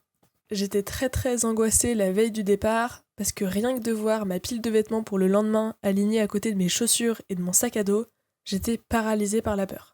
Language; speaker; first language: French; native; French